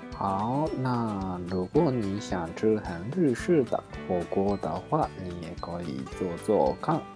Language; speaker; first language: Chinese; non-native, fluent; Japanese